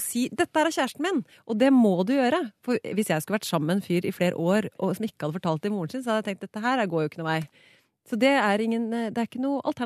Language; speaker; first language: Norwegian; native; Norwegian